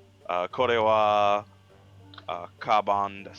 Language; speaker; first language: Japanese; non-native, learner; English